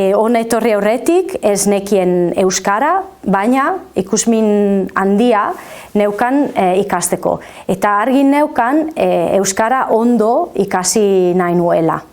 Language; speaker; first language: Basque; non-native, fluent; Friulian